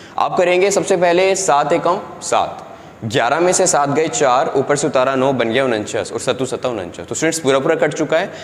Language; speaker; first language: Hindi; native; Hindi